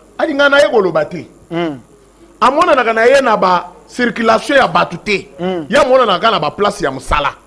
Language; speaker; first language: Lingala; non-native, local second language; Kituba (Democratic Republic of Congo)